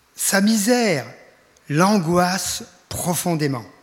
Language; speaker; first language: French; native; French